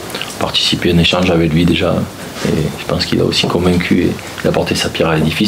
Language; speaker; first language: French; native; French